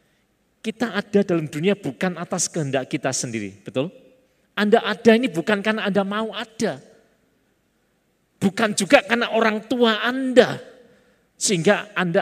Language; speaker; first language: Indonesian; native; Indonesian